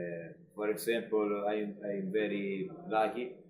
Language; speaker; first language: English; non-native, learner; Italian